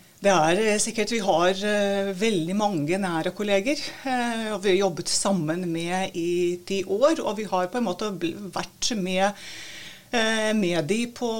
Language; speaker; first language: Norwegian; non-native, fluent; Latvian